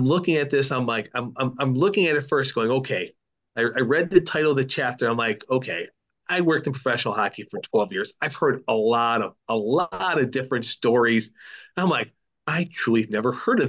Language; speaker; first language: English; native; English